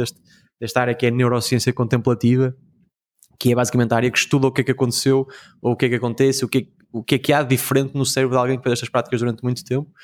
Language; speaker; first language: Portuguese; native; Portuguese